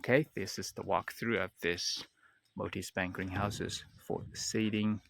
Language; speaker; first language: English; non-native, fluent; Chinese